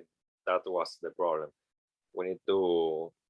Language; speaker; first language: English; non-native, learner; Spanish